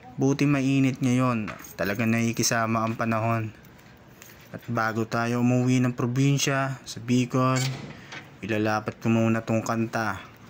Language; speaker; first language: Filipino; non-native, local second language; Bikol